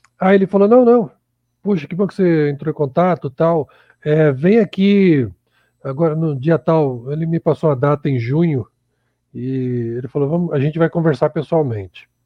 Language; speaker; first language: Portuguese; native; Portuguese